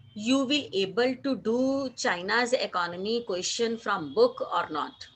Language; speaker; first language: English; non-native, local second language; Hindi